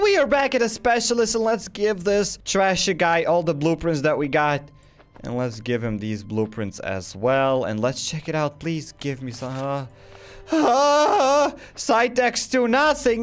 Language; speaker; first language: English; non-native, fluent; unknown